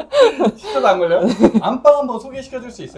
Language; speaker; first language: Korean; native; Korean